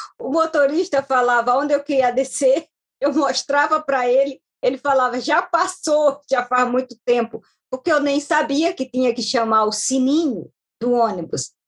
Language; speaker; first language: Portuguese; native; Portuguese